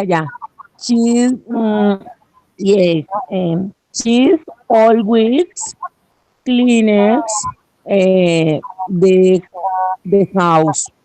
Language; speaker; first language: English; non-native, learner; Spanish